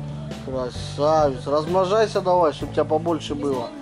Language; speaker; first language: Russian; native; Russian